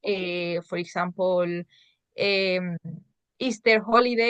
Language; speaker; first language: English; non-native, learner; Spanish